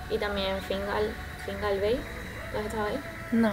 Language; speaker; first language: Spanish; native; Spanish